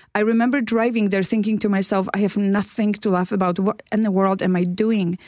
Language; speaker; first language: English; non-native, fluent; Polish